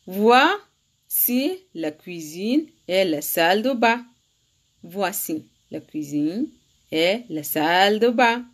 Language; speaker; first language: French; non-native, learner; Arabic